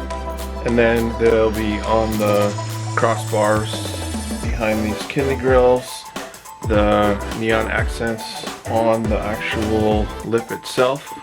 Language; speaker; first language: English; native; English